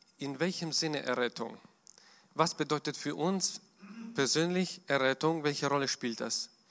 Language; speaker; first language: German; non-native, fluent; Russian